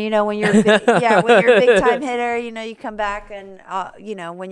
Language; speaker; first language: English; native; English